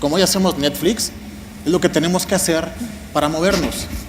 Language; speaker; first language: Spanish; native; Spanish